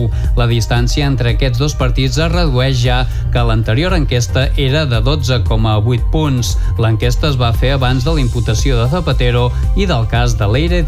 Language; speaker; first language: Catalan; native; Catalan